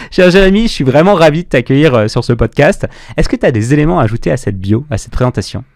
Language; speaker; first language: French; native; French